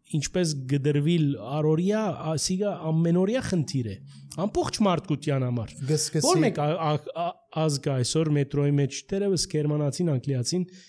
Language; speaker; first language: Armenian; early bilingual, heritage; Armenian